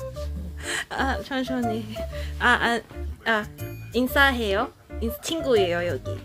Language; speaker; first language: Korean; non-native, learner; Cantonese